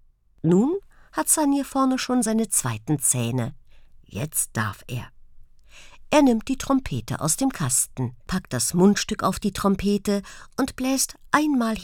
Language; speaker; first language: German; native; German